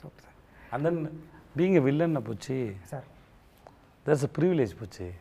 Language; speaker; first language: Telugu; non-native, learner; Tamil